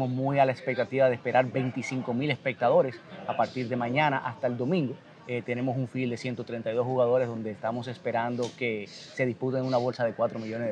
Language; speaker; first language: Spanish; native; Spanish